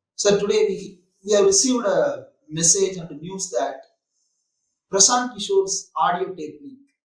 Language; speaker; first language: English; non-native, local second language; Tamil